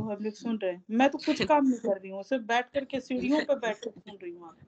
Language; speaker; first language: Hindi; native; Hindi